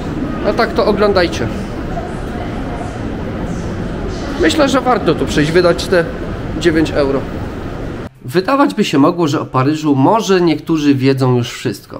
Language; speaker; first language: Polish; native; Polish